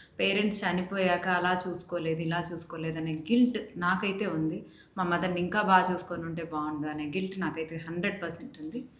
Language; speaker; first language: Telugu; native; Telugu